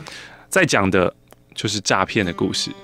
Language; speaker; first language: Chinese; native; Chinese